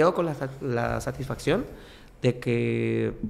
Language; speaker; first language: Spanish; native; Spanish